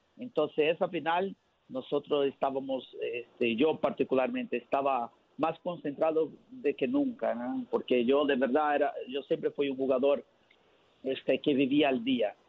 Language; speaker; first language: Spanish; non-native, fluent; Portuguese